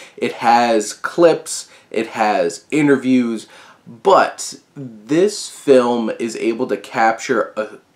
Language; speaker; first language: English; native; English